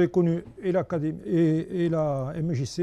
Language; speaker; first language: French; native; French